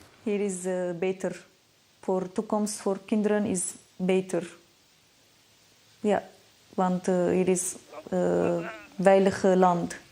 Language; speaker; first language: Dutch; non-native, learner; Arabic